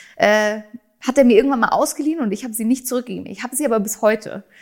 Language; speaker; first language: German; native; German